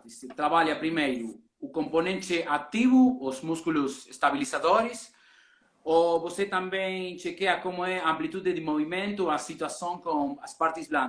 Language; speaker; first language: Portuguese; non-native, learner; Spanish